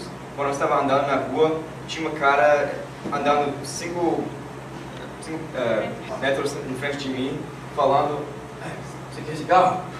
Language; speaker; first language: Portuguese; non-native, learner; English